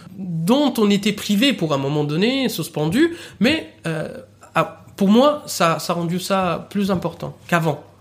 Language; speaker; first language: French; non-native, fluent; Arabic